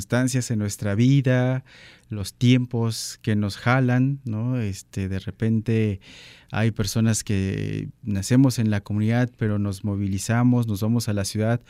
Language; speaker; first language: Spanish; non-native, local second language; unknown